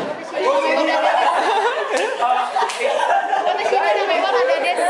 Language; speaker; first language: Japanese; non-native, learner; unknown